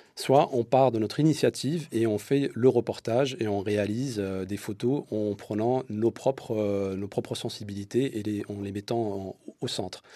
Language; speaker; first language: French; non-native, local second language; Arabic